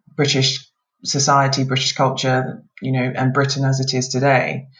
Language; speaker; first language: English; native; English